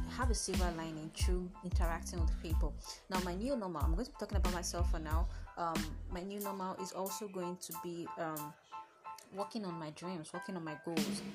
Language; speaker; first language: English; non-native, local second language; Yoruba